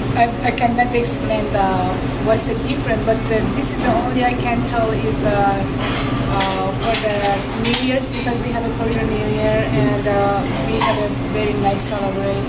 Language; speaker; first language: English; non-native, learner; Persian